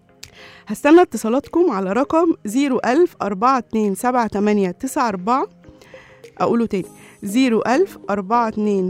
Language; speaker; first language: Arabic; native; Arabic